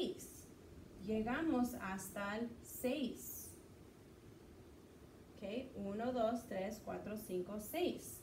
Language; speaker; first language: Spanish; early bilingual, heritage; Spanish